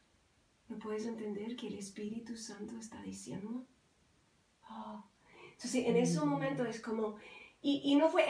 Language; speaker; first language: Spanish; non-native, fluent; English